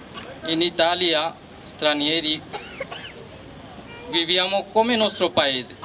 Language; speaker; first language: Italian; non-native, learner; Bangla